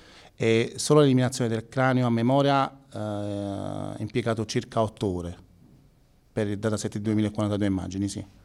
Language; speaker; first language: Italian; native; Italian